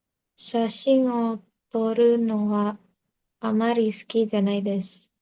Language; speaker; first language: Japanese; non-native, learner; Indonesian